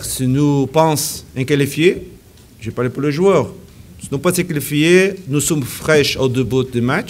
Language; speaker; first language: French; non-native, learner; Portuguese